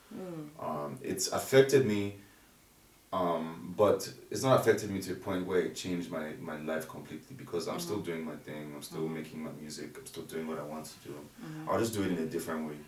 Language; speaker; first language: English; non-native, local second language; Yoruba